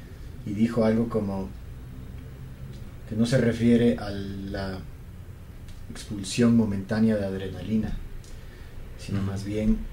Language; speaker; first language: Spanish; native; Spanish